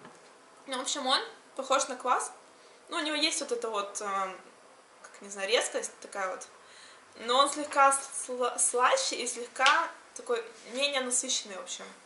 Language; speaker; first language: Russian; native; Russian